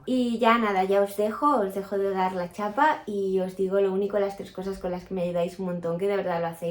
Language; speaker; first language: Spanish; native; Spanish